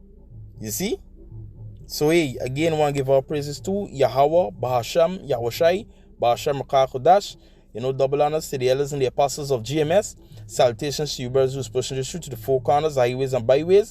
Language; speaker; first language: English; native; English